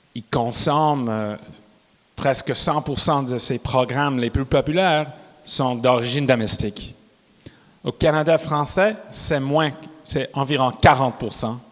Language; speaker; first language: French; non-native, local second language; English